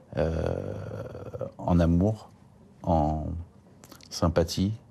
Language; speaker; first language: French; native; French